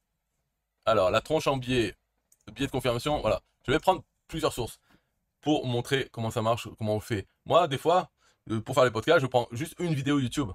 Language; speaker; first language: French; native; French